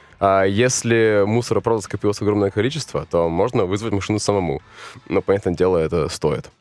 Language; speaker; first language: Russian; native; Russian